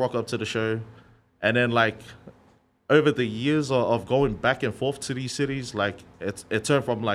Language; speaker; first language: English; native; English